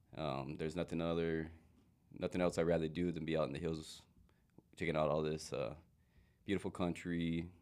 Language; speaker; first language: English; native; English